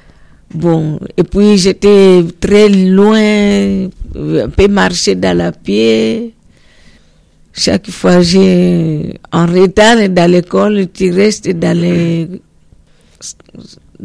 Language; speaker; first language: French; non-native, learner; Portuguese